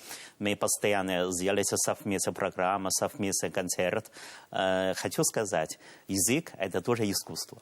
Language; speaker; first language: Russian; non-native, learner; Chinese